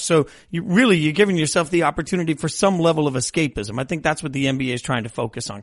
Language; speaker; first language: English; native; English